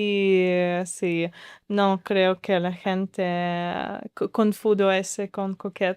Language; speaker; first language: Spanish; non-native, learner; Russian